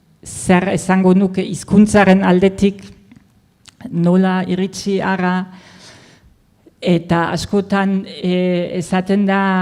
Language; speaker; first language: Basque; non-native, fluent; German